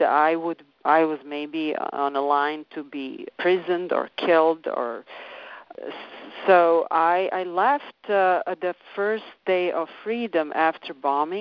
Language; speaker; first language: English; non-native, fluent; Serbian